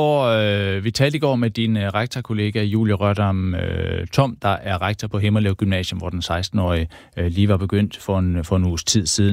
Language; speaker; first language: Danish; native; Danish